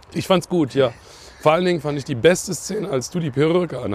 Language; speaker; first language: German; native; German